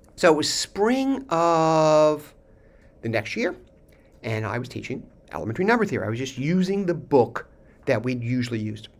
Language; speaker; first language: English; native; English